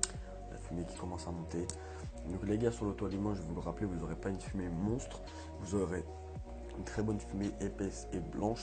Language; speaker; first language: French; native; French